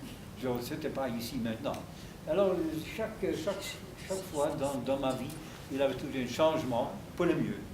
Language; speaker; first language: French; non-native, fluent; German